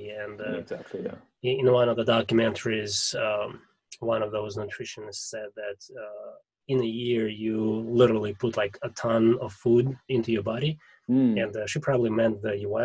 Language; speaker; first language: English; non-native, fluent; Russian